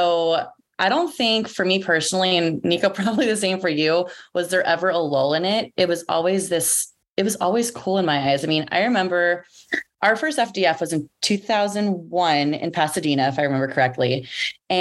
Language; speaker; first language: English; early bilingual, other home language; Greek